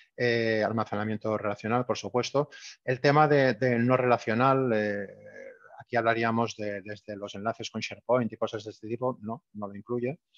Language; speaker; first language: Spanish; native; Spanish